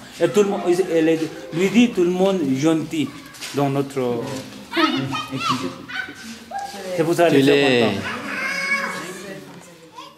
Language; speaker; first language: French; non-native, learner; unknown